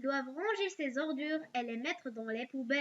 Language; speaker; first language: French; non-native, local second language; Arabic